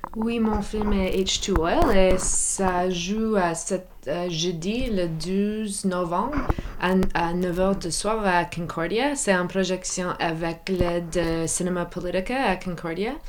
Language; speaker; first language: French; non-native, local second language; English